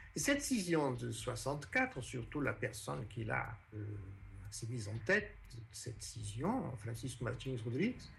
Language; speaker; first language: French; non-native, fluent; Portuguese